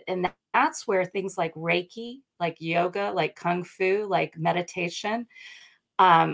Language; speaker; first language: English; native; English